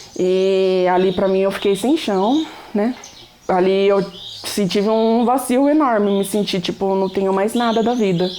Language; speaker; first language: Portuguese; native; Portuguese